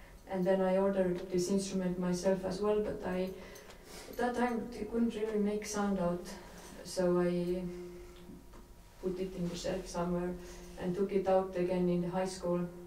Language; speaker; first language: English; non-native, fluent; Estonian